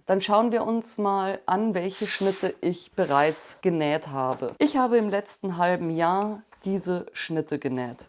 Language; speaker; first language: German; native; German